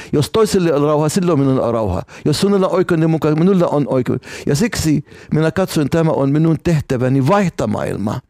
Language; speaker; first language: Finnish; non-native, fluent; Arabic